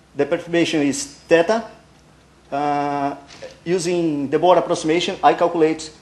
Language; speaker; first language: English; non-native, learner; Portuguese